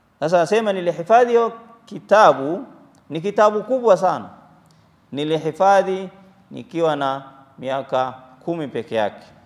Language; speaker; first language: Swahili; non-native, local second language; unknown